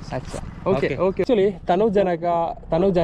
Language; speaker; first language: Hindi; non-native, local second language; Malayalam